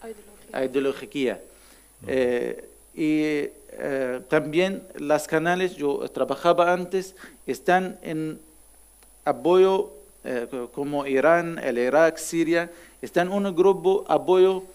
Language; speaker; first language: Spanish; non-native, learner; Arabic